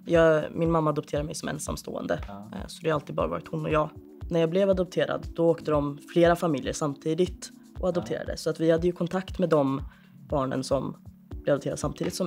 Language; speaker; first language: Swedish; native; Swedish